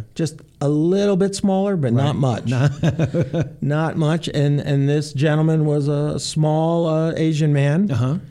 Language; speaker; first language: English; native; English